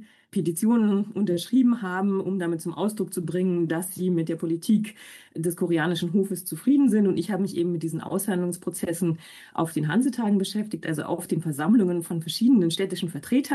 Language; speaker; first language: German; native; German